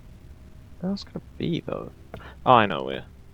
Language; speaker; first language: English; native; English